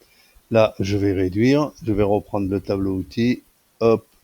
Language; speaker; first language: French; native; French